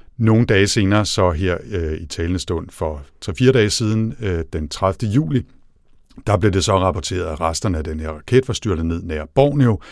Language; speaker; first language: Danish; native; Danish